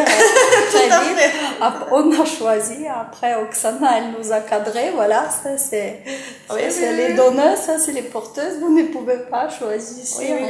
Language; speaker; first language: French; non-native, fluent; Ukrainian